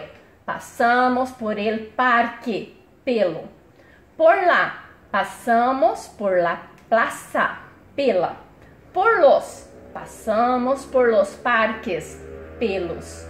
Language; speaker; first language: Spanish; non-native, fluent; Portuguese